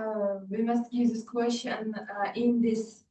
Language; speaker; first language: English; non-native, fluent; Uzbek